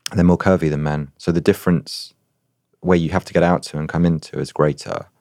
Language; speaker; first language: English; native; English